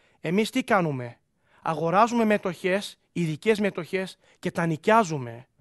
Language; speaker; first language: Greek; early bilingual, heritage; Greek